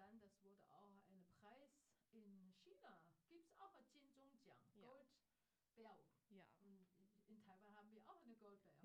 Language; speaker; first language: German; non-native, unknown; Chinese